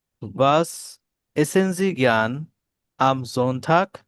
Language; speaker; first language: German; non-native, learner; Bangla